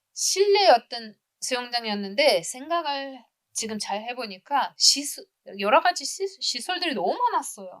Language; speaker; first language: Korean; non-native, fluent; Uzbek